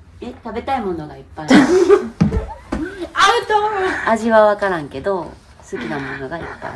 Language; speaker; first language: Japanese; native; Japanese